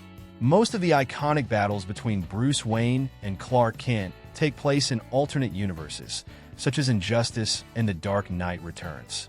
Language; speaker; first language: English; native; English